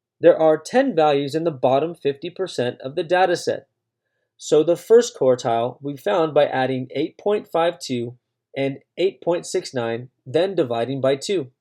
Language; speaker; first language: English; native; English